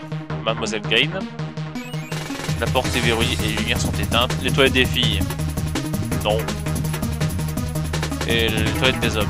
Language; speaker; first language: French; native; French